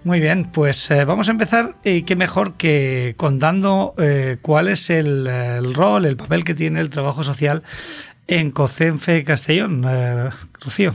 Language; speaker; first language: Spanish; native; Spanish